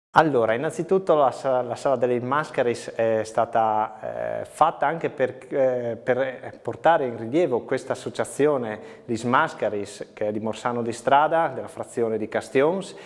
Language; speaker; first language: Italian; native; Italian